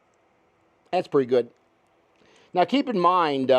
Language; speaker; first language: English; native; English